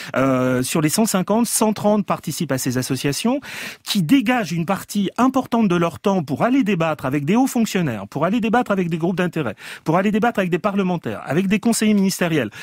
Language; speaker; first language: French; native; French